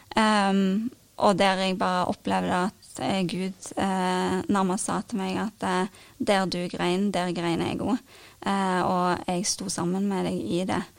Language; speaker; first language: Norwegian; native; Norwegian